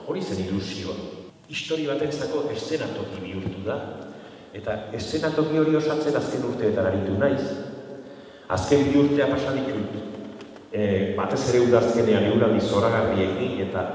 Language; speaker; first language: Basque; native; Basque